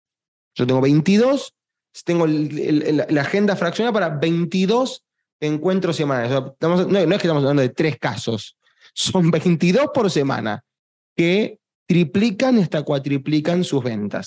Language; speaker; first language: Spanish; native; Spanish